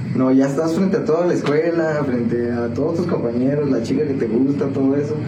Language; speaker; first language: Spanish; native; Spanish